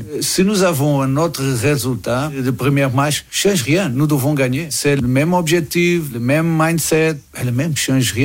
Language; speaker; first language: French; non-native, learner; Portuguese